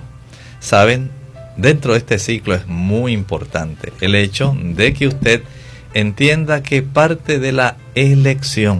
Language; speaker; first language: Spanish; native; Spanish